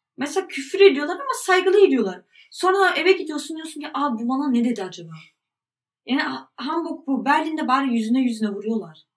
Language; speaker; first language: Turkish; early bilingual, heritage; Turkish